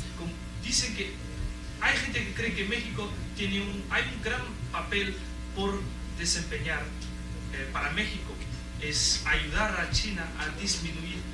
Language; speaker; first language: Spanish; non-native, fluent; Chinese